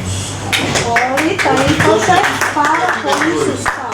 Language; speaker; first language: Greek; non-native, fluent; Serbian